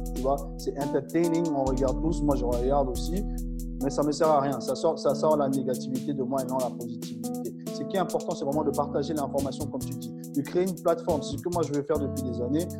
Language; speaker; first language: French; non-native, fluent; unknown